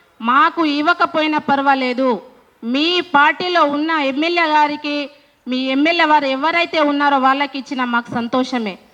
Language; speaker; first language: Telugu; non-native, local second language; Lambadi